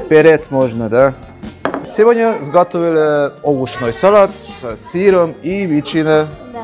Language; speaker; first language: Russian; non-native, learner; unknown